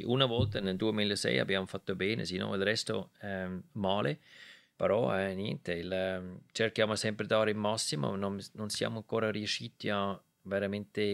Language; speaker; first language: Italian; non-native, local second language; German